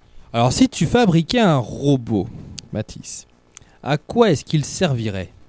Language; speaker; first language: French; native; French